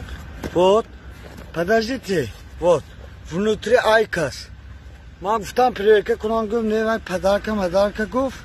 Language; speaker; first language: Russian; non-native, learner; Tajik